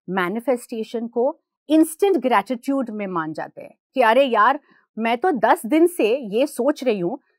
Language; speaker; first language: Hindi; non-native, local second language; Gujarati